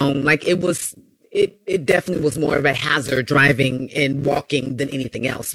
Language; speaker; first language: English; native; English